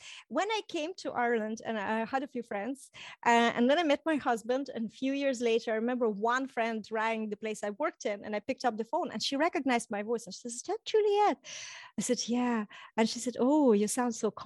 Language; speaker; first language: English; non-native, fluent; Russian